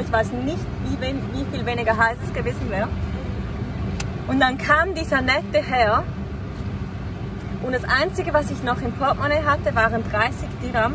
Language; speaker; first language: German; native; German